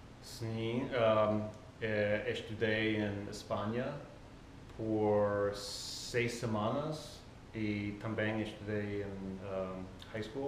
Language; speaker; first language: Portuguese; non-native, fluent; English